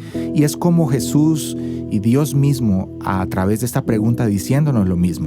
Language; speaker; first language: Spanish; native; Spanish